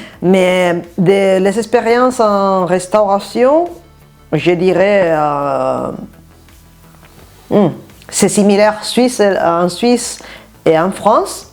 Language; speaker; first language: French; non-native, fluent; Spanish